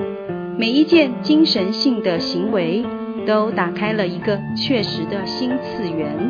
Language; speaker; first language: Chinese; native; Chinese